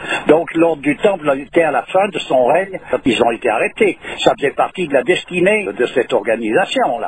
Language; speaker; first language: French; native; French